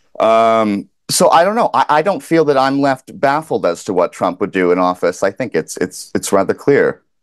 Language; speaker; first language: English; native; English